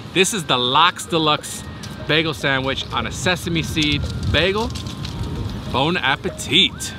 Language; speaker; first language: English; native; English